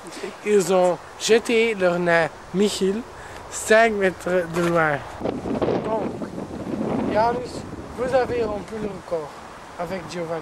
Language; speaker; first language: French; non-native, learner; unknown